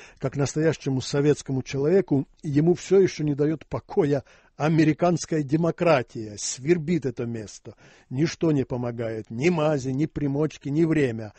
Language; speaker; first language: Russian; non-native, local second language; Ukrainian